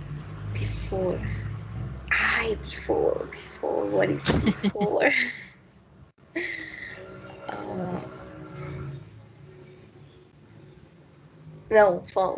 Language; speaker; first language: English; non-native, learner; Spanish